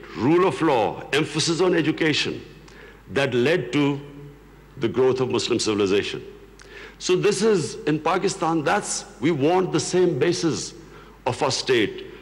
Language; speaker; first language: English; non-native, local second language; Urdu